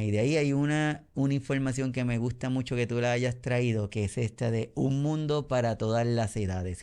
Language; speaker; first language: Spanish; native; Spanish